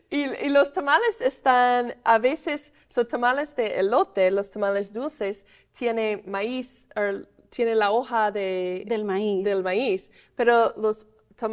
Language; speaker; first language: Spanish; non-native, fluent; English